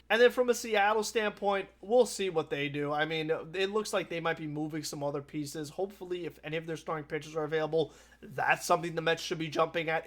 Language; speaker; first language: English; native; English